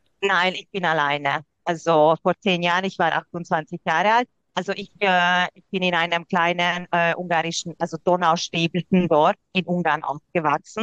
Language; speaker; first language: German; non-native, local second language; Hungarian